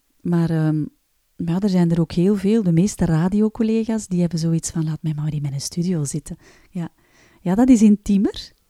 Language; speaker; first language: Dutch; native; Dutch